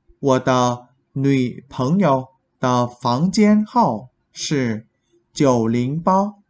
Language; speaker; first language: Chinese; non-native, fluent; Vietnamese